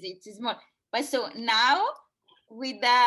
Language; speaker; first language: English; non-native, fluent; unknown